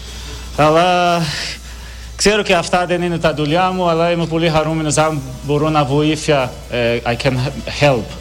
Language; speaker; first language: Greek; non-native, learner; Portuguese